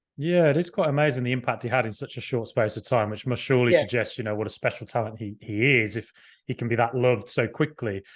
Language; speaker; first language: English; native; English